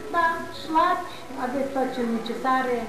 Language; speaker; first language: Romanian; non-native, local second language; Russian